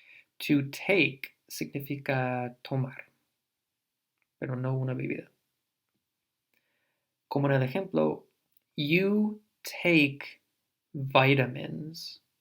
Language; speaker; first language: Spanish; non-native, fluent; English